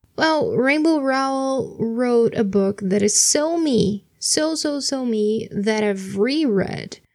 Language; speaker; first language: English; non-native, fluent; Portuguese